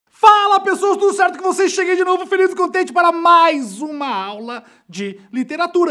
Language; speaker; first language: Portuguese; native; Portuguese